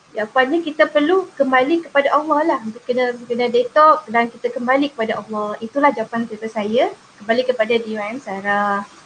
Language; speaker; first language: Malay; non-native, local second language; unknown